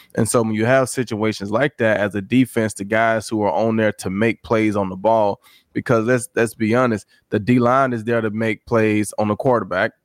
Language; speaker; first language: English; native; English